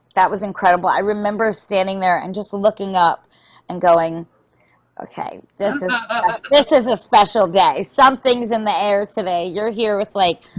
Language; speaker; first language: English; native; English